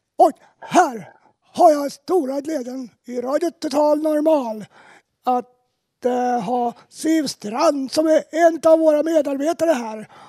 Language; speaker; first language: Swedish; native; Swedish